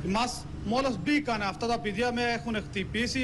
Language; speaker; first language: Greek; non-native, learner; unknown